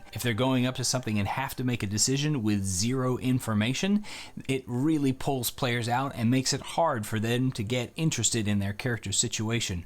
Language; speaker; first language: English; native; English